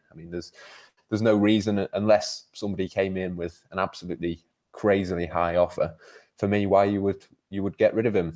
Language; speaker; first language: English; native; English